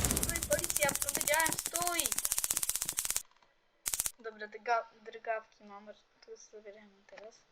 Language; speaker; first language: Polish; native; Polish